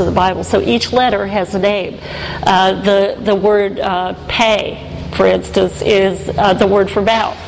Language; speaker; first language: English; native; English